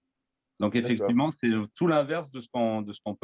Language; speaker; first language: French; native; French